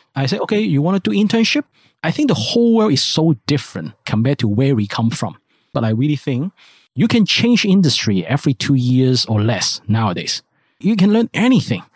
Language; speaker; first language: English; non-native, local second language; Cantonese